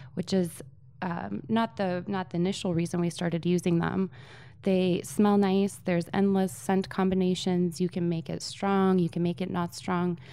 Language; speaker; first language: English; early bilingual, other home language; Polish